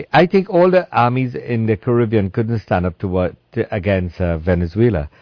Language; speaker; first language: English; native; English